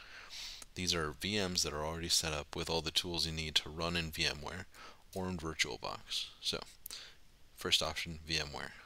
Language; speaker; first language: English; native; English